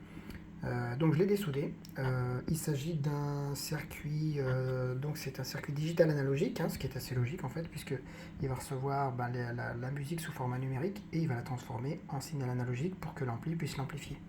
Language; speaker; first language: French; native; French